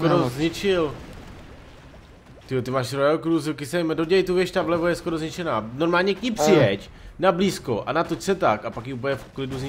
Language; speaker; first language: Czech; native; Czech